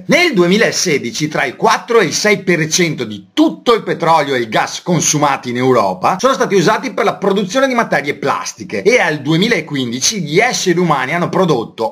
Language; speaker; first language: Italian; native; Italian